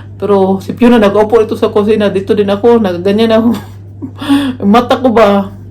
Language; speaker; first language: Filipino; non-native, local second language; Cebuano